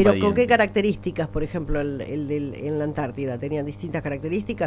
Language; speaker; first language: Spanish; native; Spanish